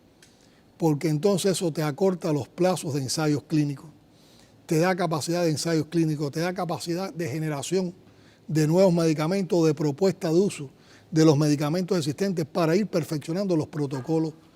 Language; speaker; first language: Spanish; native; Spanish